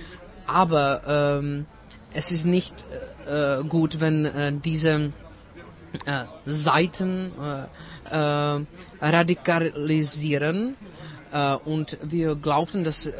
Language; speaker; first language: German; non-native, fluent; Czech